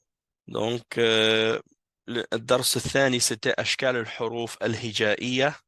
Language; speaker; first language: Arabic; non-native, fluent; French